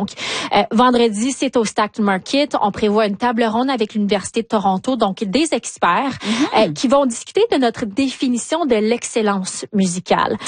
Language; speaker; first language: French; native; French